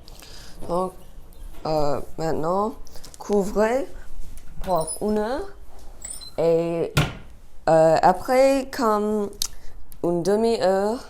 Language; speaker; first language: French; non-native, learner; English